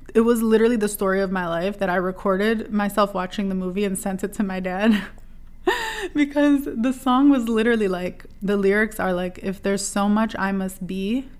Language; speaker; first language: English; native; English